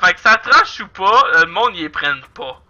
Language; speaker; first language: French; native; French